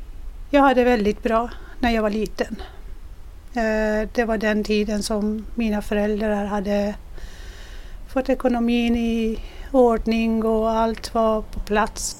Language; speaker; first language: Swedish; non-native, fluent; Persian